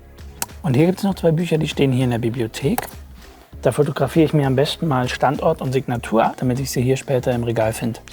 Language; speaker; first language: German; native; German